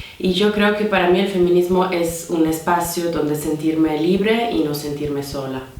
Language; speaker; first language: Spanish; non-native, fluent; Italian